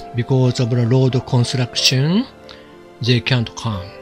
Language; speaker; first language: English; non-native, fluent; Japanese